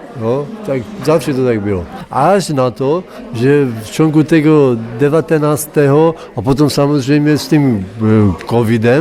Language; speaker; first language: Polish; non-native, learner; Czech